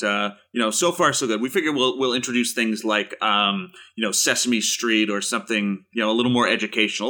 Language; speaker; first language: English; native; English